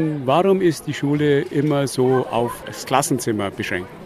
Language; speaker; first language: German; native; German